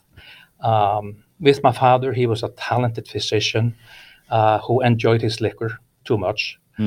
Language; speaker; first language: English; non-native, fluent; Icelandic